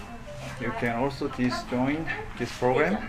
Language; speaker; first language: English; non-native, fluent; Korean